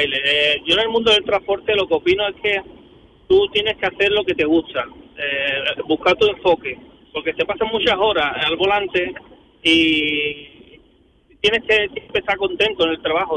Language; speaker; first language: Spanish; native; Spanish